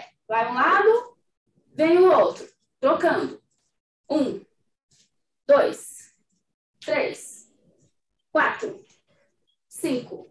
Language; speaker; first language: Portuguese; native; Portuguese